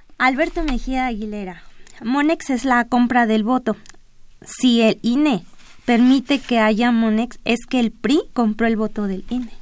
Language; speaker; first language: Spanish; native; Spanish